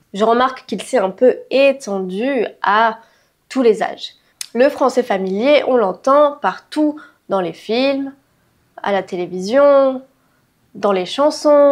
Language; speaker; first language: French; native; French